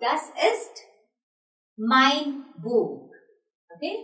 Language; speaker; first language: German; non-native, fluent; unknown